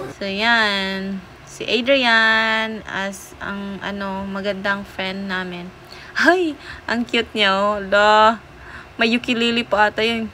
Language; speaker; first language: Filipino; non-native, local second language; Cebuano